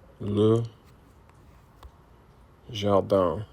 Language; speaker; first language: French; non-native, learner; English